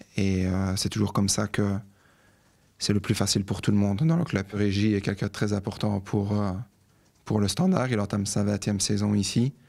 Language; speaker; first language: French; native; French